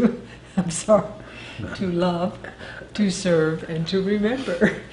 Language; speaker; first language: English; native; English